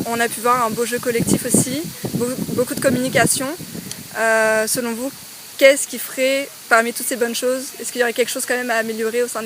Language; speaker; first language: French; native; French